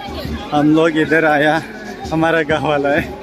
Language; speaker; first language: Hindi; non-native, local second language; Bodo